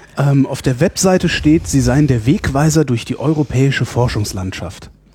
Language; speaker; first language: German; native; German